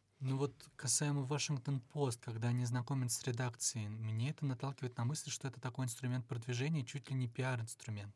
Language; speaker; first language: Russian; native; Russian